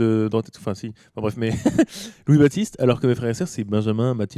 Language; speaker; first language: French; native; French